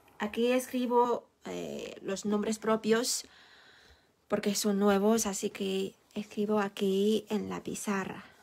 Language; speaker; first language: Spanish; non-native, fluent; Chinese